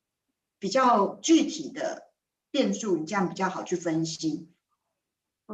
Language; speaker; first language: Chinese; native; Chinese